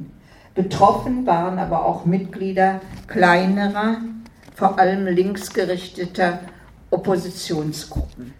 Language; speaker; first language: German; native; German